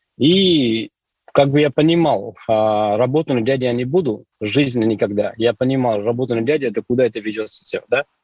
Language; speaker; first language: Russian; non-native, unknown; Hindi